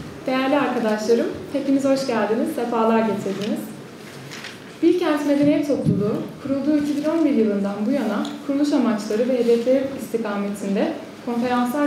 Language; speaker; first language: Turkish; native; Turkish